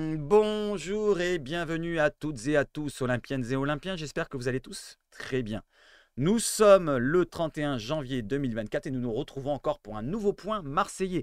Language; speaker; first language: French; native; French